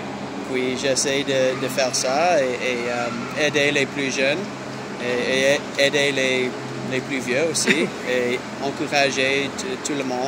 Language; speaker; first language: French; non-native, learner; English